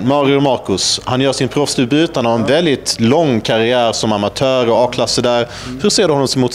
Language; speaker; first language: Swedish; native; Swedish